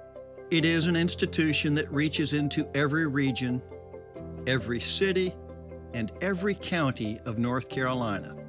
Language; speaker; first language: English; native; English